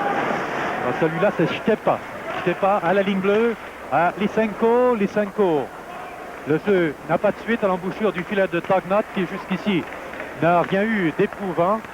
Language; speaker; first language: French; native; French